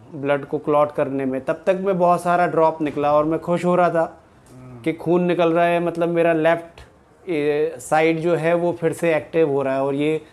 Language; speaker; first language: Hindi; native; Hindi